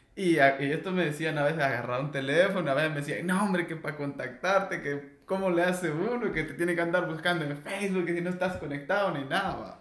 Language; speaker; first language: Spanish; native; Spanish